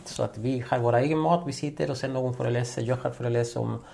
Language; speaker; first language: Swedish; non-native, fluent; Spanish